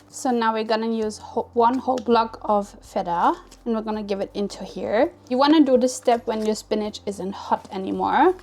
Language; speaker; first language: English; non-native, fluent; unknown